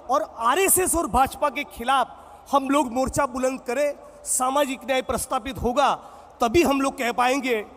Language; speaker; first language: Hindi; non-native, local second language; Gujarati